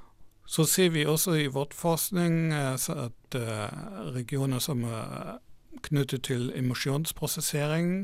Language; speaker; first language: Norwegian; non-native, fluent; German